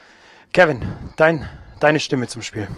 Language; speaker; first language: German; native; German